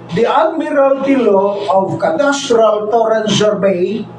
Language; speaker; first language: English; non-native, local second language; Filipino